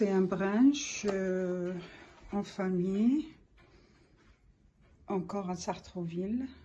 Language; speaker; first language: French; non-native, local second language; Arabic